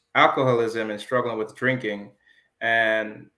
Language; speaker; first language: English; early bilingual, other home language; Jamaican Creole English